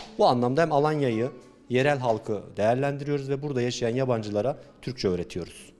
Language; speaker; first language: Turkish; native; Turkish